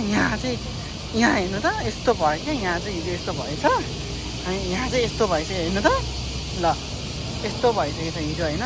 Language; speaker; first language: Nepali; native; Nepali